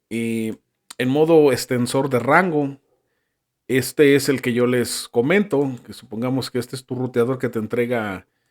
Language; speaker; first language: Spanish; native; Spanish